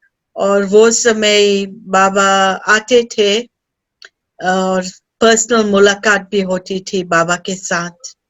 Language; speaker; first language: Hindi; early bilingual, heritage; Hindi